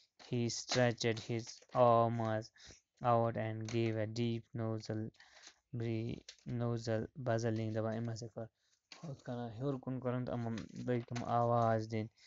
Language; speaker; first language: English; non-native, local second language; Kashmiri